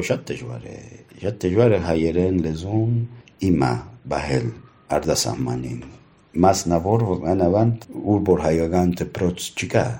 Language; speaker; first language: Armenian; early bilingual, heritage; Armenian